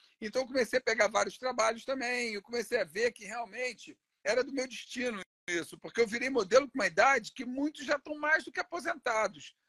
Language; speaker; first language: Portuguese; native; Portuguese